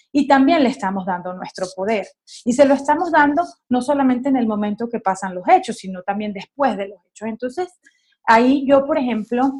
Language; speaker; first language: Spanish; native; Spanish